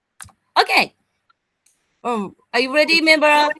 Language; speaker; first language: English; non-native, learner; Japanese